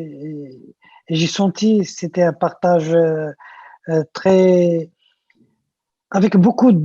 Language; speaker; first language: French; non-native, local second language; Arabic